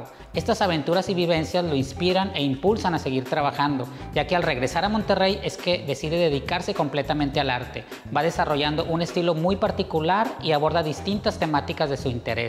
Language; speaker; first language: Spanish; native; Spanish